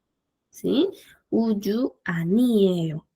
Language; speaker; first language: Korean; non-native, fluent; Spanish